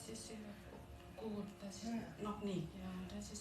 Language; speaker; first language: German; non-native, learner; Thai